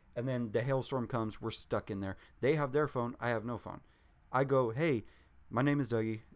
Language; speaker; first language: English; native; English